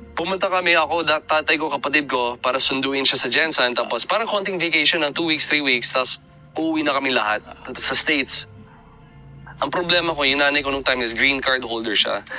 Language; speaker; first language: Filipino; non-native, fluent; English